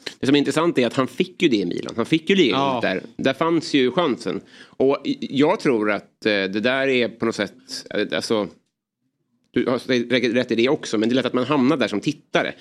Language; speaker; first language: Swedish; native; Swedish